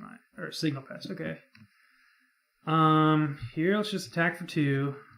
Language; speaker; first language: English; native; English